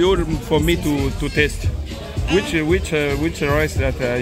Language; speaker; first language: English; non-native, learner; Lingala